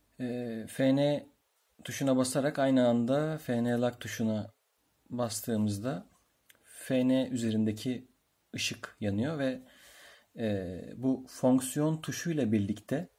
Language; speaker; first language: Turkish; native; Turkish